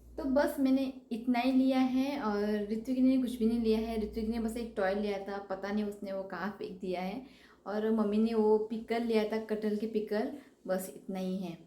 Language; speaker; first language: Hindi; non-native, local second language; Konkani